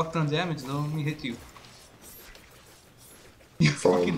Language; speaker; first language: English; native; English